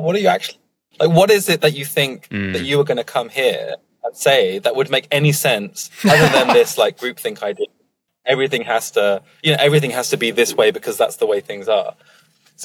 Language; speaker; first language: English; native; English